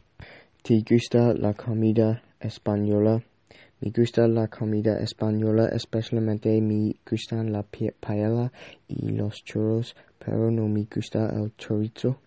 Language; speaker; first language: Spanish; non-native, learner; English